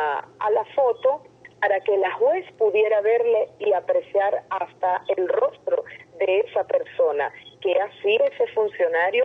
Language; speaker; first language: Spanish; native; Spanish